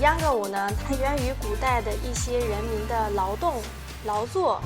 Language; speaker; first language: Chinese; native; Chinese